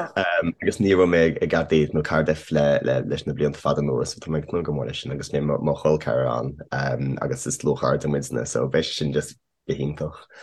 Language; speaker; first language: Irish; non-native, fluent; English